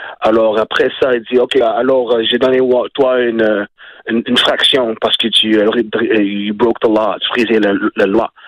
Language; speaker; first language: French; non-native, learner; English